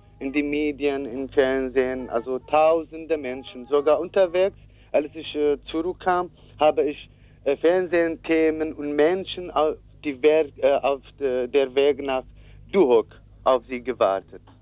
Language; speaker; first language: German; non-native, learner; Kurdish